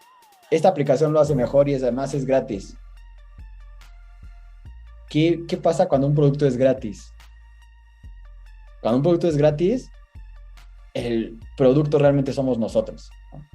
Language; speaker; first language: Spanish; native; Spanish